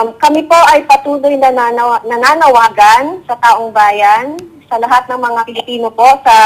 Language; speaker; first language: Filipino; native; Filipino